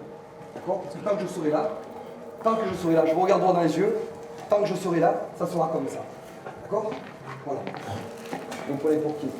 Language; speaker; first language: French; native; French